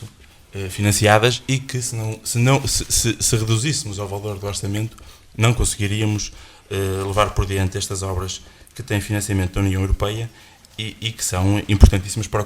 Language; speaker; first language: Portuguese; native; Portuguese